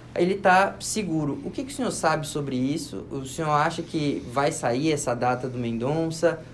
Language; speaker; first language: Portuguese; native; Portuguese